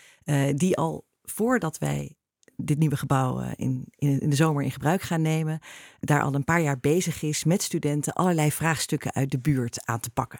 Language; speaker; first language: Dutch; native; Dutch